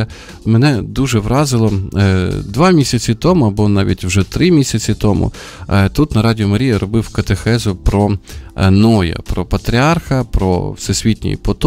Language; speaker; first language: Ukrainian; native; Ukrainian